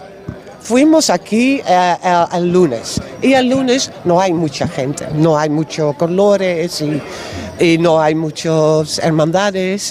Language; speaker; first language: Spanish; non-native, learner; Dutch